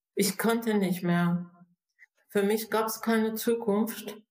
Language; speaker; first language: German; non-native, fluent; Persian